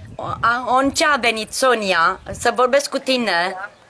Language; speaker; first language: Turkish; non-native, learner; Romanian